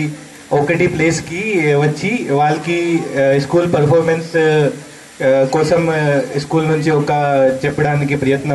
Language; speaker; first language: Telugu; non-native, learner; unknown